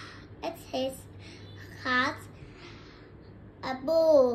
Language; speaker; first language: English; non-native, learner; Vietnamese